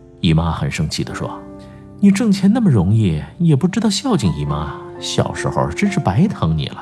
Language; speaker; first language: Chinese; native; Chinese